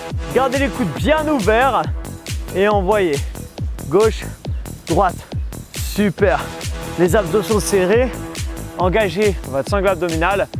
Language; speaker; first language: French; native; French